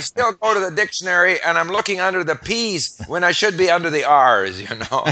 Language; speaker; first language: English; native; English